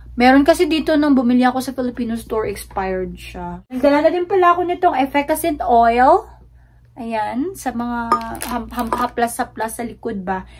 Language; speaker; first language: Filipino; non-native, local second language; Hiligaynon